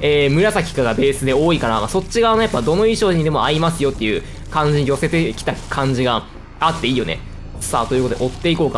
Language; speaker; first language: Japanese; native; Japanese